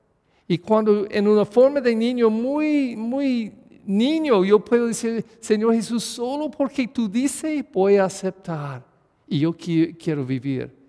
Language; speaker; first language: Spanish; non-native, fluent; English